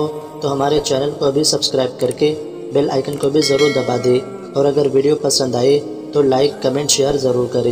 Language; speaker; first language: Hindi; native; Hindi